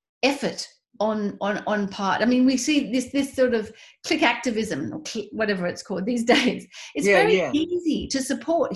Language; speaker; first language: English; native; English